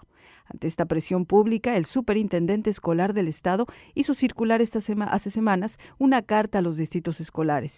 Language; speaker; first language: Spanish; native; Spanish